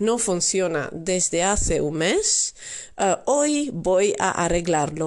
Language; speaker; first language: Spanish; non-native, learner; Dutch